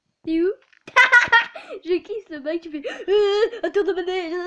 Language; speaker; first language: French; native; French